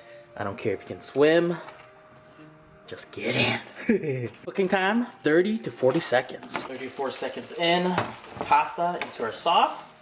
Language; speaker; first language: English; native; English